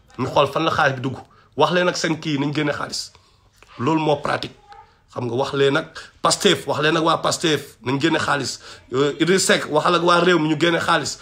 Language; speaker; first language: Wolof; non-native, local second language; Fula